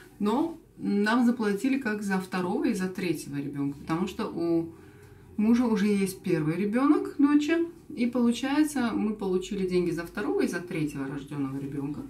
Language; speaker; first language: Russian; native; Russian